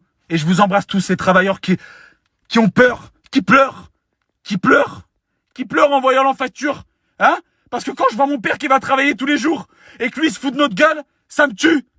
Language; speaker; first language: French; native; French